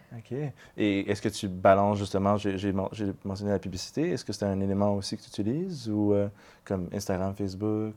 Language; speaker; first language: French; native; French